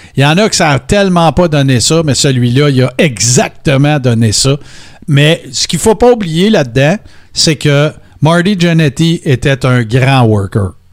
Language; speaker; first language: French; native; French